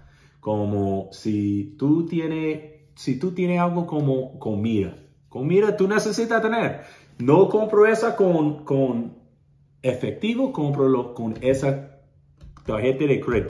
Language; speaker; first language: Spanish; non-native, learner; English